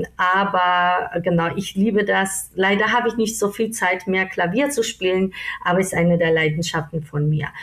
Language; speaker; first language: German; non-native, fluent; Georgian